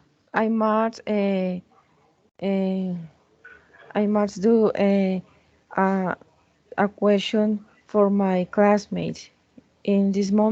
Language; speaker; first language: English; non-native, learner; Spanish